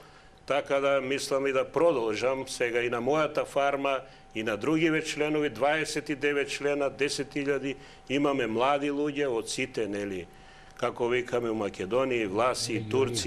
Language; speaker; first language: Macedonian; native; Macedonian